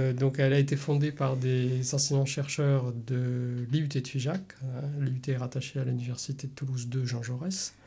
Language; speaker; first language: French; native; French